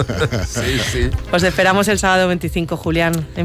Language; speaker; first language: Spanish; native; Spanish